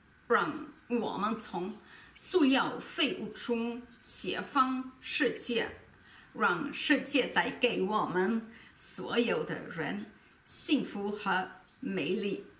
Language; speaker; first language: Chinese; non-native, learner; German